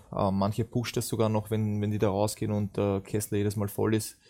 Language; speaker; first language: German; native; German